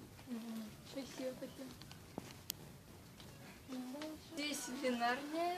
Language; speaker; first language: Russian; native; Russian